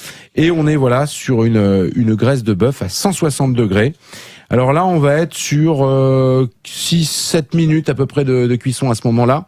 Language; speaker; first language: French; native; French